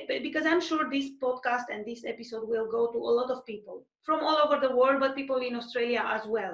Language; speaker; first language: English; non-native, fluent; Romanian